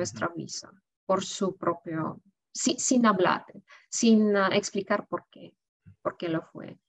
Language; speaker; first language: Spanish; non-native, fluent; Russian